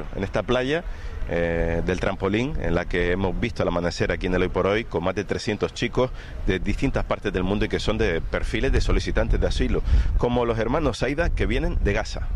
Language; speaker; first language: Spanish; native; Spanish